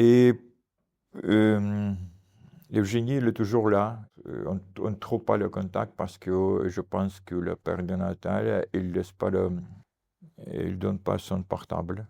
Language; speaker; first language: French; non-native, fluent; Russian